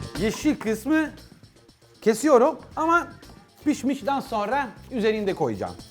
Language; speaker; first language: Turkish; non-native, learner; Italian